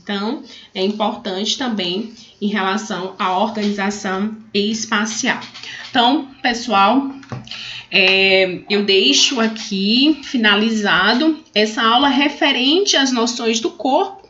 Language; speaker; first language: Portuguese; native; Portuguese